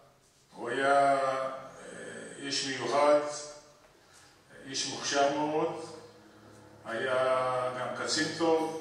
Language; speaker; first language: Hebrew; early bilingual, other home language; Polish